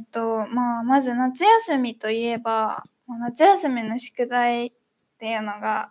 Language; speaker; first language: Japanese; native; Japanese